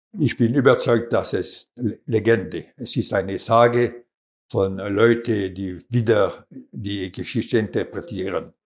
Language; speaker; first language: German; non-native, local second language; French